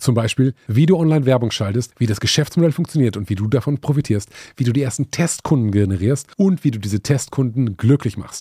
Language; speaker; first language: German; native; German